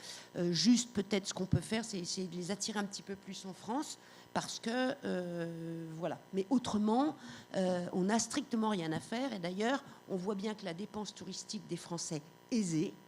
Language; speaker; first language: French; native; French